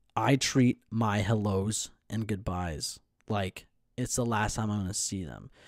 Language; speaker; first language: English; native; English